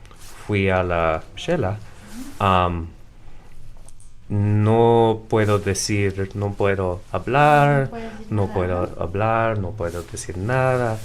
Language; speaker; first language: Spanish; non-native, learner; English